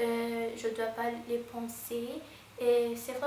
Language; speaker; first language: French; non-native, fluent; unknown